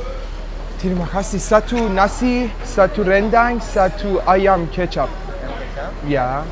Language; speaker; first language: Indonesian; non-native, learner; Persian